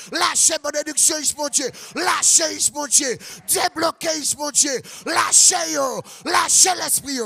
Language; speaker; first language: French; non-native, local second language; Guadeloupean Creole French